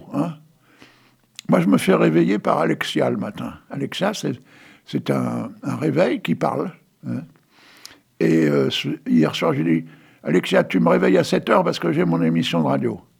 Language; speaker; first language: French; native; French